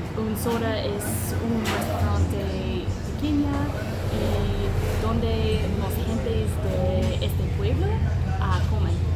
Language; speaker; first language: Spanish; non-native, learner; English